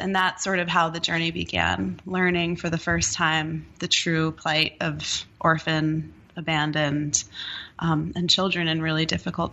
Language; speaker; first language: English; native; English